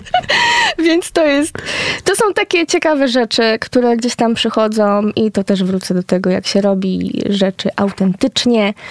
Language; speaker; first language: Polish; native; Polish